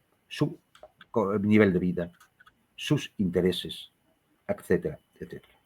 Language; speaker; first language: Spanish; native; Spanish